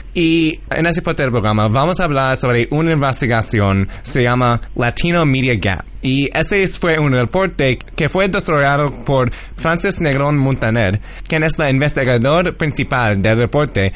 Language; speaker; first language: Spanish; early bilingual, heritage; English